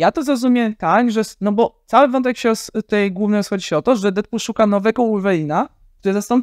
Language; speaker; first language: Polish; native; Polish